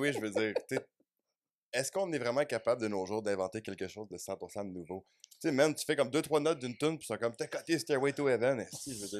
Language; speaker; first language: French; native; French